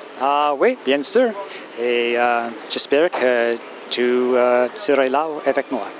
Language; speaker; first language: French; non-native, fluent; English